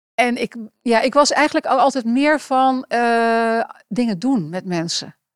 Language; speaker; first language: Dutch; native; Dutch